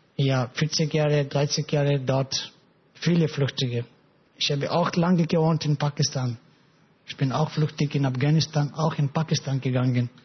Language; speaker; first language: German; non-native, learner; Pashto